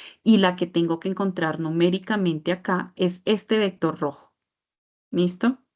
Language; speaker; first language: Spanish; native; Spanish